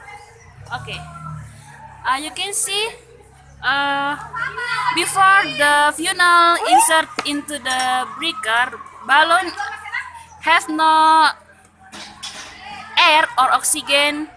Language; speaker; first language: English; non-native, learner; Indonesian